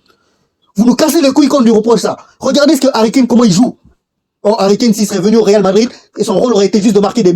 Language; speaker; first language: French; native; French